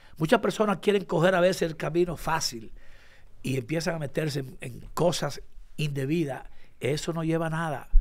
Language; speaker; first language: Spanish; native; Spanish